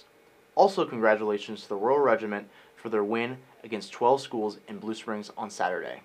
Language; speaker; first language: English; native; English